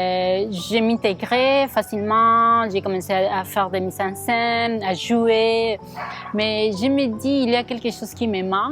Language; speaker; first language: French; non-native, fluent; Spanish